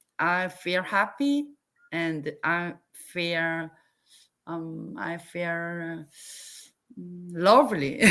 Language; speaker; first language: English; non-native, learner; Korean